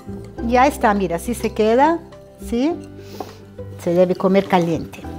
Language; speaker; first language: Spanish; non-native, fluent; Portuguese